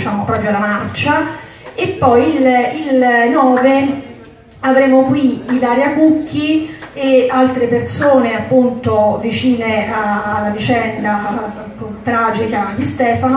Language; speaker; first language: Italian; native; Italian